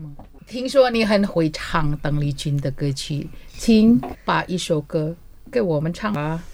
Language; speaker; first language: Chinese; non-native, fluent; Indonesian